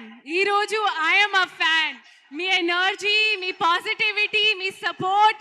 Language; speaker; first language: Telugu; non-native, local second language; Hindi